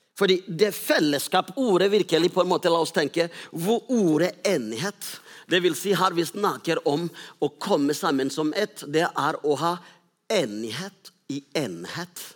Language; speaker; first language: Norwegian; non-native, fluent; Rundi